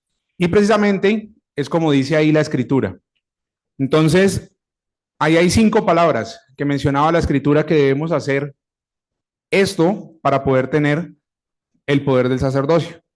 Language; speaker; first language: Spanish; native; Spanish